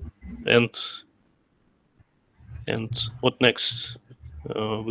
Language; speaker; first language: English; non-native, learner; Russian